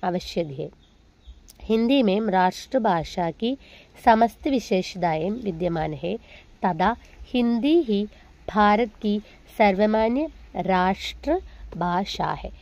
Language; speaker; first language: Hindi; non-native, local second language; Malayalam